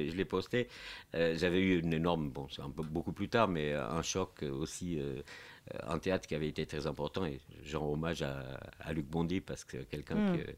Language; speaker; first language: French; non-native, fluent; Portuguese